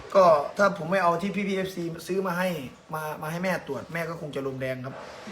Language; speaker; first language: Thai; native; Thai